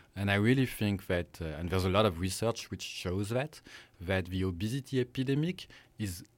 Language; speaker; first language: English; non-native, fluent; French